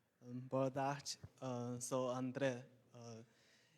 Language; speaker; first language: Portuguese; non-native, local second language; Chinese